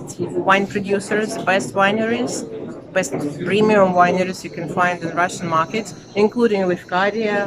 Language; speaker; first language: English; non-native, fluent; Russian